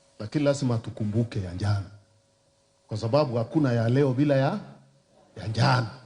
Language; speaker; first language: Swahili; non-native, local second language; Meru